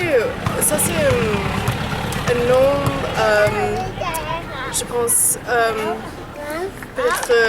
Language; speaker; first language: French; early bilingual, heritage; Chinese